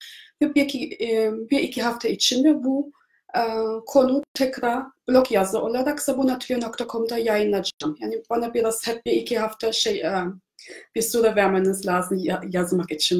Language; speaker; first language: Turkish; non-native, fluent; German